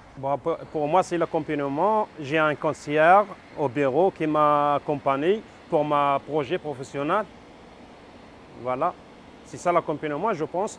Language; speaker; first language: French; non-native, learner; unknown